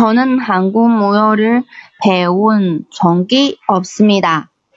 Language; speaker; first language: Korean; non-native, learner; Chinese